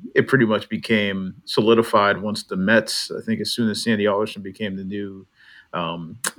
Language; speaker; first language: English; native; English